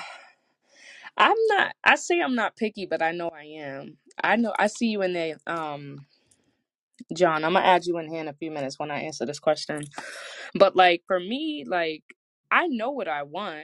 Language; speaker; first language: English; native; English